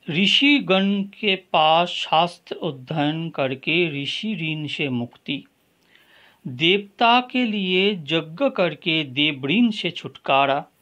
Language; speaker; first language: Hindi; non-native, local second language; Bangla